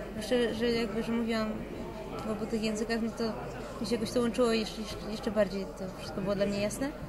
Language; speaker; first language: Polish; early bilingual, other home language; Ukrainian